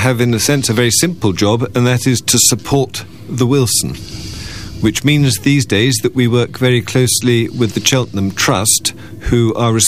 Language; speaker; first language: English; native; English